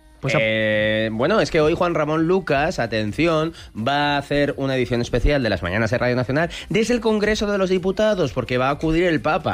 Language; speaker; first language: Spanish; native; Spanish